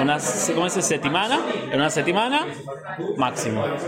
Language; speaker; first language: Spanish; native; Spanish